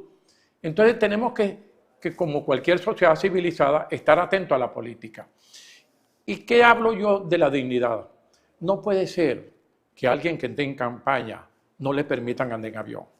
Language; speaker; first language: Spanish; native; Spanish